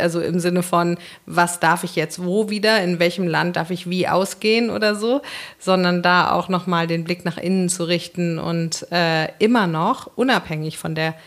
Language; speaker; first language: German; native; German